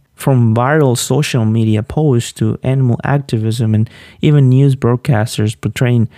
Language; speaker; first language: English; non-native, fluent; Spanish